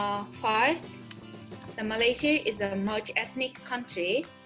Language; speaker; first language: English; non-native, learner; Japanese